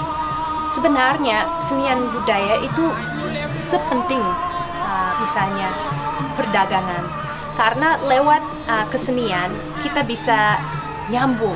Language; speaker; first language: Indonesian; non-native, fluent; English